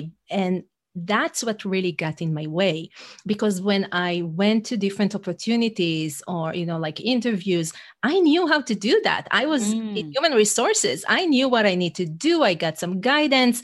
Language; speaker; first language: English; non-native, fluent; Hebrew